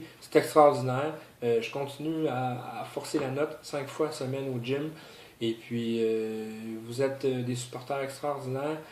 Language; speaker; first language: French; native; French